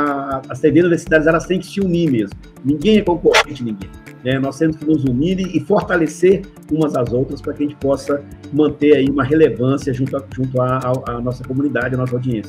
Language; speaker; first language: Portuguese; native; Portuguese